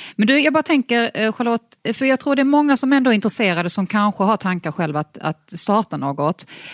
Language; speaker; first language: Swedish; native; Swedish